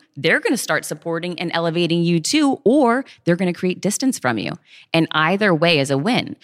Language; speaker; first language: English; native; English